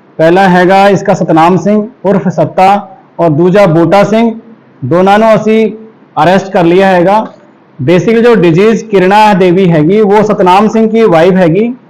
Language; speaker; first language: Hindi; native; Hindi